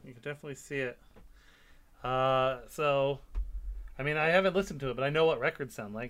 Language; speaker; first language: English; native; English